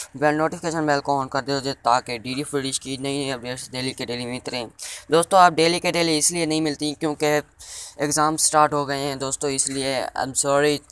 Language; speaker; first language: Hindi; native; Hindi